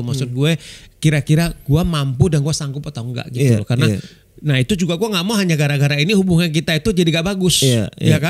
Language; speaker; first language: Indonesian; native; Indonesian